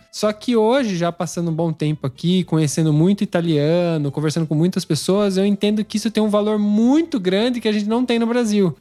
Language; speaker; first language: Portuguese; native; Portuguese